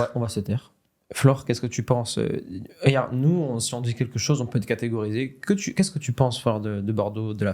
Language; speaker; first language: French; native; French